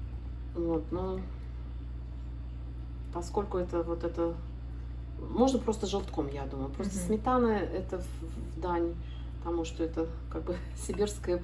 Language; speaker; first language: Russian; native; Russian